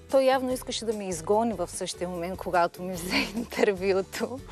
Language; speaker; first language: Bulgarian; early bilingual, heritage; Bulgarian